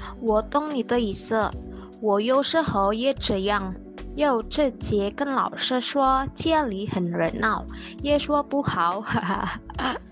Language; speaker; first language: Chinese; non-native, learner; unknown